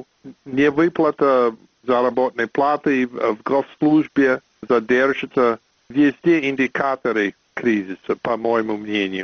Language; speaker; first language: Russian; non-native, fluent; English